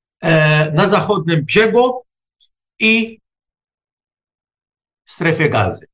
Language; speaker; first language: Polish; non-native, fluent; Arabic